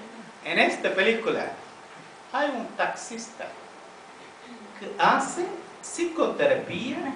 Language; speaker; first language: Spanish; non-native, fluent; Tamil